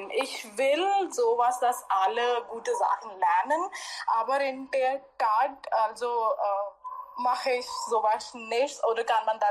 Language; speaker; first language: German; non-native, learner; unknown